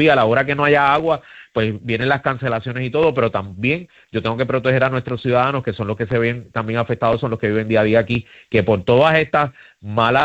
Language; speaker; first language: Spanish; native; Spanish